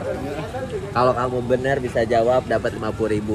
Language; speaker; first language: Indonesian; native; Indonesian